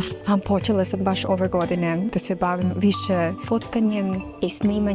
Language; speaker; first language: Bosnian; non-native, fluent; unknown